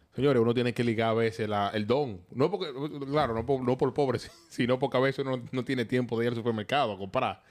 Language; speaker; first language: Spanish; native; Spanish